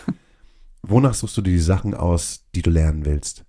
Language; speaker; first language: German; native; German